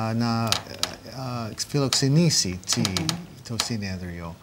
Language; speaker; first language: Greek; non-native, fluent; English